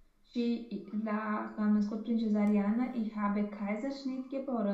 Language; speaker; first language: German; non-native, learner; Romanian